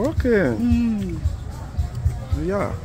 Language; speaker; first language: English; non-native, learner; Lingala